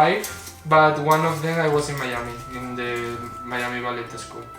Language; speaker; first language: English; non-native, learner; Spanish